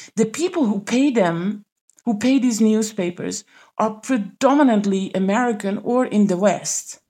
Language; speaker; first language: English; non-native, fluent; Dutch